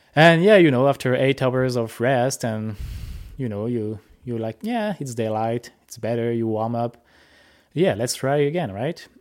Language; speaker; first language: English; non-native, fluent; French